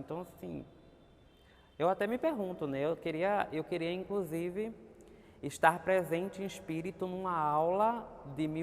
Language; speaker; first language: Portuguese; native; Portuguese